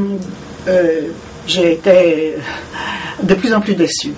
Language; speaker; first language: French; non-native, fluent; Serbian